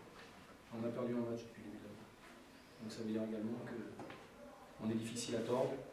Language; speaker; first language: French; native; French